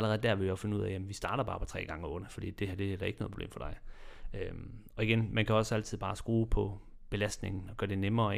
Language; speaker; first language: Danish; native; Danish